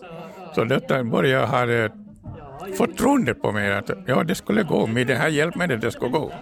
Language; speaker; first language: Swedish; non-native, learner; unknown